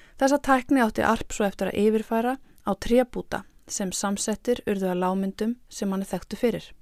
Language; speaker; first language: Icelandic; native; Icelandic